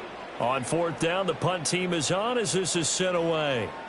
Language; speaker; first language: English; native; English